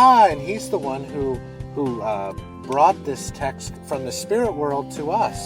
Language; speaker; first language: English; native; English